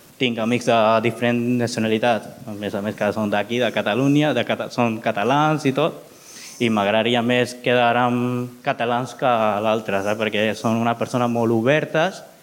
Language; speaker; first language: Catalan; early bilingual, other home language; Punjabi